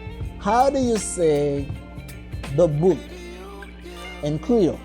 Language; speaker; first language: English; non-native, fluent; Haitian Creole